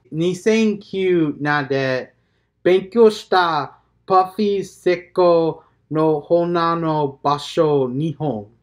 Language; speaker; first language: Japanese; non-native, learner; English